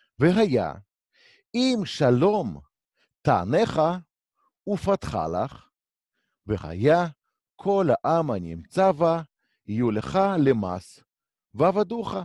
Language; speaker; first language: Hebrew; native; Hebrew